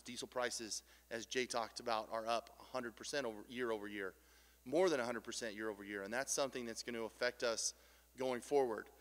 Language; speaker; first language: English; native; English